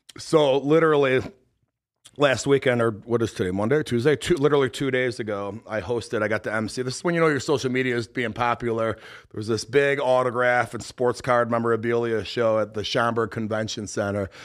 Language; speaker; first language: English; native; English